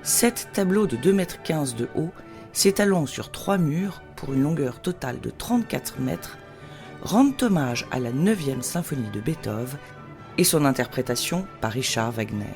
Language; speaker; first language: French; native; French